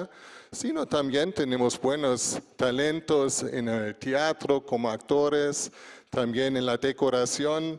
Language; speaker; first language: Spanish; non-native, fluent; German